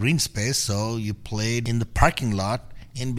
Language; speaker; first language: English; non-native, local second language; Punjabi